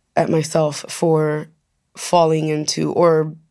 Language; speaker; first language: English; non-native, fluent; Spanish